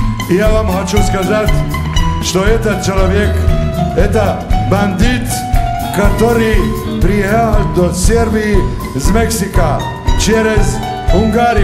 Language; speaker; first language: Russian; non-native, learner; Serbian